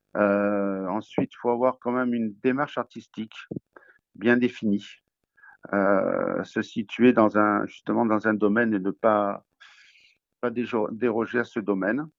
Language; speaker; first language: French; native; French